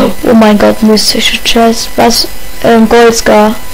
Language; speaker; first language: English; non-native, learner; German